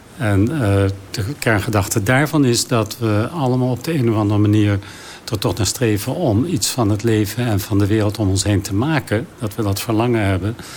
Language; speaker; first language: Dutch; native; Dutch